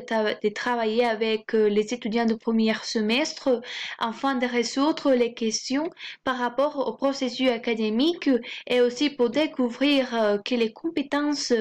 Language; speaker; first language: French; non-native, fluent; Spanish